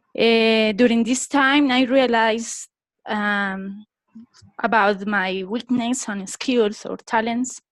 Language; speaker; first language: English; non-native, learner; Spanish